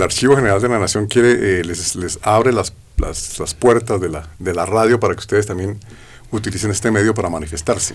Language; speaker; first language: Spanish; native; Spanish